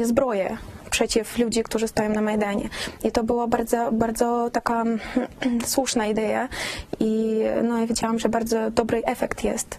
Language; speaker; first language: Polish; non-native, fluent; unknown